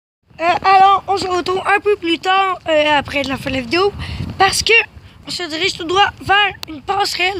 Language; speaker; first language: French; native; French